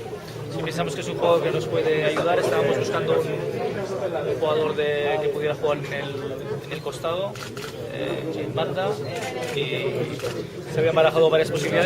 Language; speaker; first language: Spanish; native; Spanish